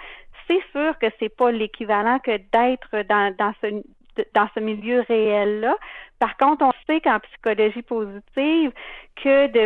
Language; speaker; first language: French; native; French